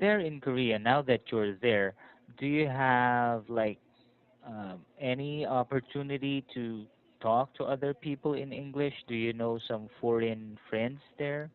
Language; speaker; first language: English; non-native, fluent; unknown